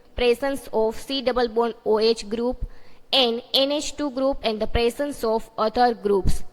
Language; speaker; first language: English; non-native, local second language; Gujarati